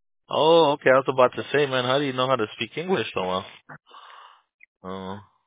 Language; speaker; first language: English; early bilingual, other home language; Spanish